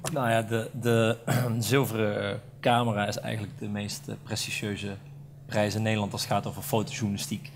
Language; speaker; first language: Dutch; native; Dutch